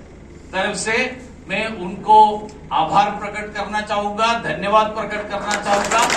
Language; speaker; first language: Hindi; non-native, local second language; Malayalam